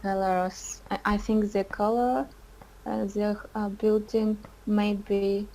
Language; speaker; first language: English; non-native, learner; Russian